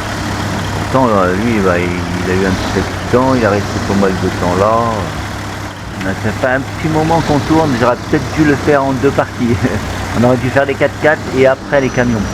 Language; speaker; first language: French; native; French